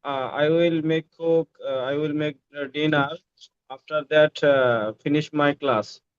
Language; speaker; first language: English; non-native, learner; Bangla